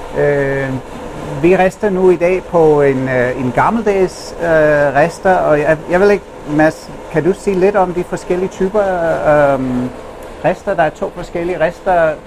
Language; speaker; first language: Danish; non-native, fluent; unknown